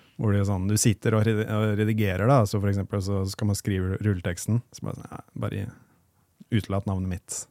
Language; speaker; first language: Norwegian; native; Norwegian